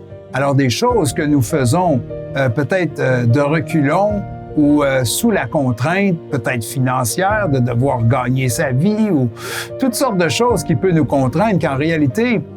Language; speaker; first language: French; native; French